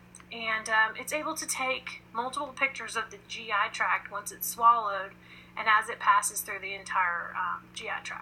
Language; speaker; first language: English; native; English